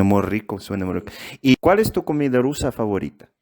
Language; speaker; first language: Spanish; non-native, fluent; Russian